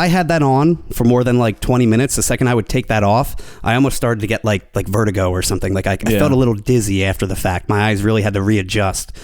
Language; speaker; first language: English; native; English